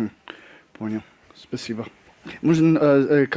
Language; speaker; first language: Russian; non-native, learner; English